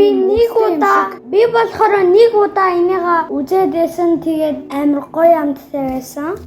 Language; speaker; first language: Mongolian; early bilingual, heritage; Mongolian